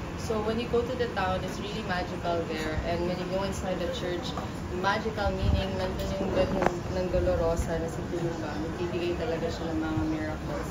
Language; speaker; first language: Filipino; non-native, local second language; Cebuano